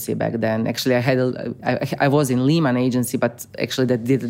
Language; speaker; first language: English; non-native, fluent; Croatian